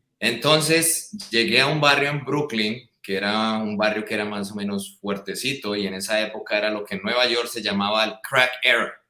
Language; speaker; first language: Spanish; native; Spanish